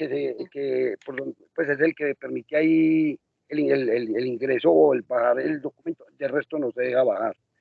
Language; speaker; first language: Spanish; native; Spanish